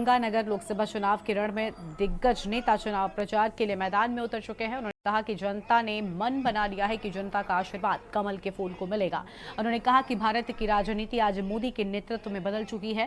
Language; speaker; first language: Hindi; native; Hindi